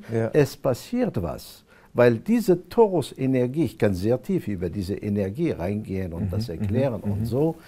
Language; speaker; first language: German; non-native, fluent; Arabic